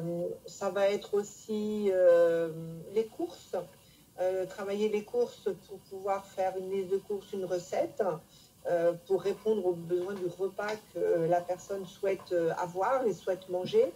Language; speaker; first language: French; native; French